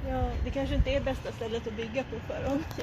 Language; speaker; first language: Swedish; native; Swedish